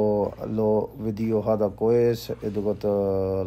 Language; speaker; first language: Arabic; non-native, learner; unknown